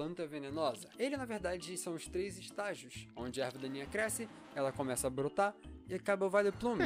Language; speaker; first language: Portuguese; native; Portuguese